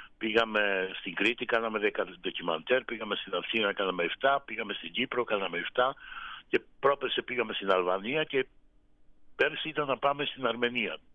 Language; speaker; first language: Greek; native; Greek